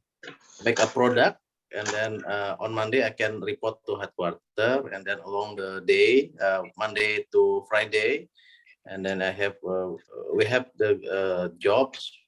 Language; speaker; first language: English; non-native, learner; Indonesian